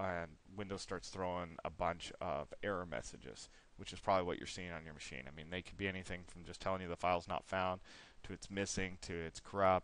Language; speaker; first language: English; native; English